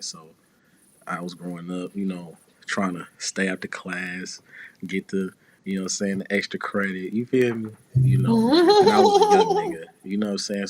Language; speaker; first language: English; native; English